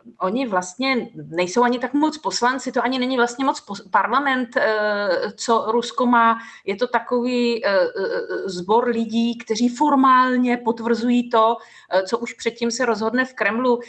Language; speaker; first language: Czech; native; Czech